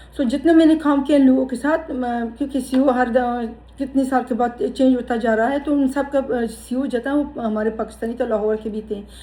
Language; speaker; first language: Urdu; non-native, fluent; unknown